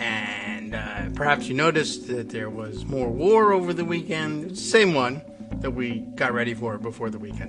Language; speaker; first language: English; native; English